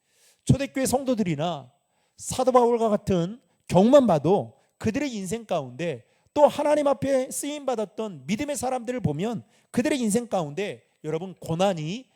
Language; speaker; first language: Korean; native; Korean